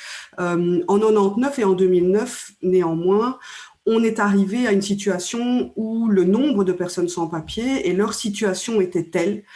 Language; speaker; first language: French; native; French